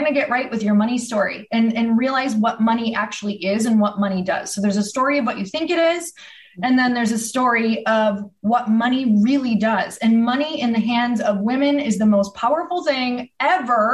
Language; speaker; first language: English; native; English